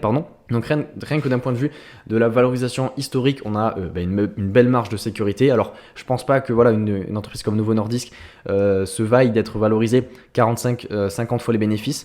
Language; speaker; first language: French; native; French